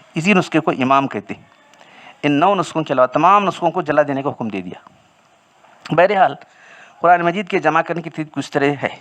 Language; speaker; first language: Urdu; native; Urdu